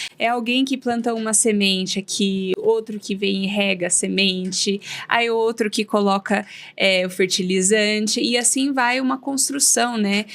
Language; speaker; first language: Portuguese; native; Portuguese